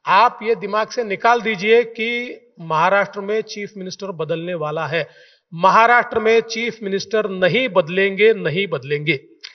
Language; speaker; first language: Hindi; non-native, local second language; Marathi